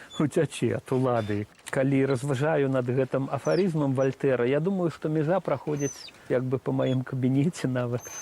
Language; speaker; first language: Belarusian; non-native, local second language; Russian